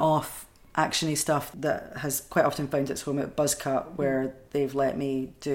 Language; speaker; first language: English; native; English